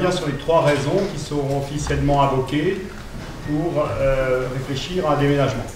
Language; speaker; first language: French; native; French